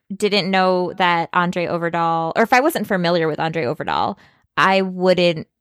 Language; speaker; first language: English; early bilingual, other home language; Norwegian